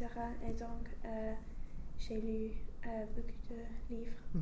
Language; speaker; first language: French; non-native, learner; English